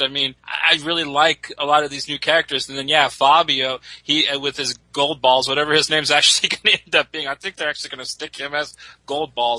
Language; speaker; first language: English; native; English